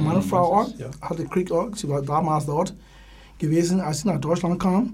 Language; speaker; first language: German; non-native, learner; English